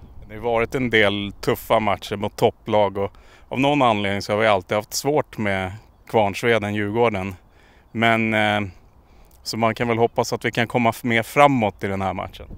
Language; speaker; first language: Swedish; native; Swedish